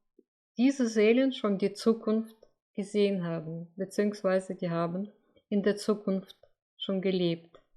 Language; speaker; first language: German; non-native, fluent; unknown